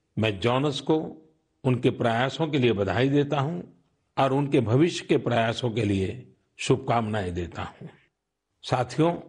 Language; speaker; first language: Hindi; non-native, local second language; Gujarati